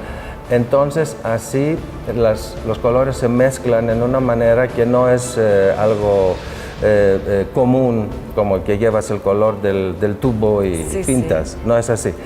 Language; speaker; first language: Spanish; non-native, fluent; Greek